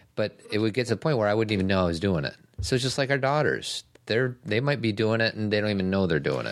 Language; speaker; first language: English; native; English